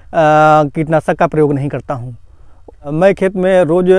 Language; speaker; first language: Hindi; native; Hindi